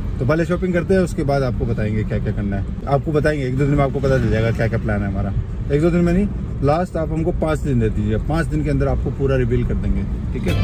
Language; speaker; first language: Hindi; native; Hindi